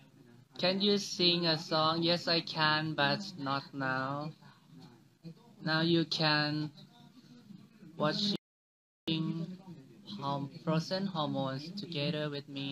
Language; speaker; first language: English; non-native, learner; Thai